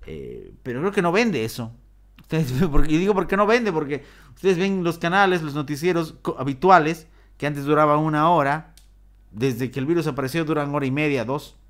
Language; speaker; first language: Spanish; native; Spanish